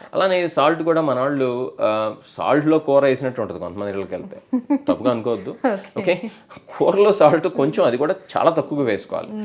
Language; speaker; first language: Telugu; native; Telugu